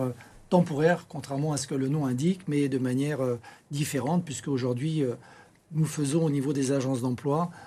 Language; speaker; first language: French; native; French